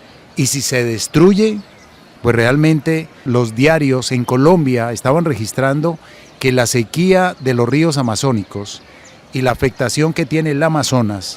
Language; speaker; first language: Spanish; native; Spanish